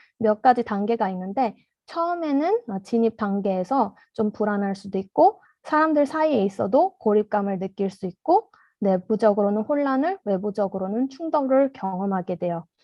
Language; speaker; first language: Korean; early bilingual, heritage; Korean